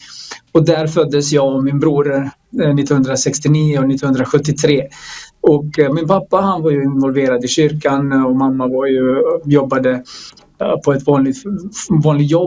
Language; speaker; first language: Swedish; non-native, fluent; Croatian